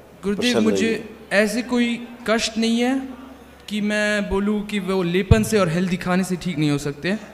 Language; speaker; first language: Hindi; early bilingual, heritage; Hindi